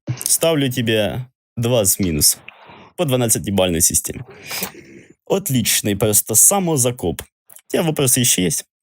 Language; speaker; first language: Russian; non-native, local second language; Ukrainian